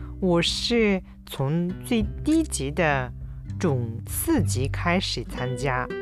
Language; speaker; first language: Chinese; non-native, fluent; Japanese